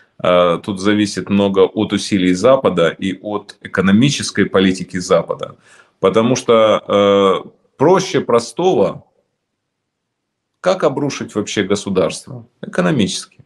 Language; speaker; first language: Russian; native; Russian